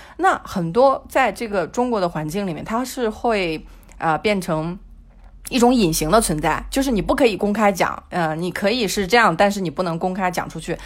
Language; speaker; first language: Chinese; native; Chinese